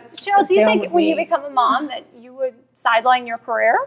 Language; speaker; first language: English; native; English